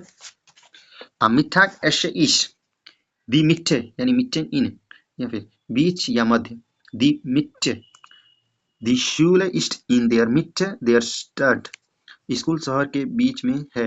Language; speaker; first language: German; non-native, learner; Hindi